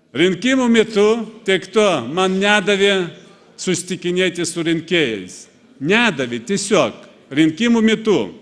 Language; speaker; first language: Lithuanian; non-native, fluent; Russian